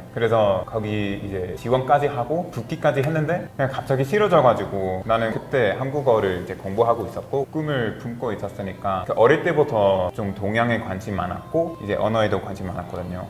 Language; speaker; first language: Korean; non-native, fluent; English